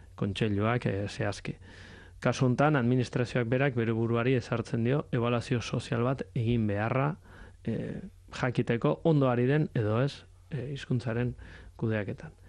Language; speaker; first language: Basque; native; Basque